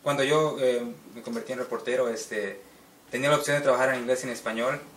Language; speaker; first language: Spanish; early bilingual, heritage; Spanish